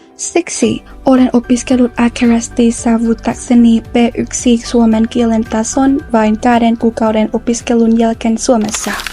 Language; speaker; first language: Finnish; non-native, learner; Vietnamese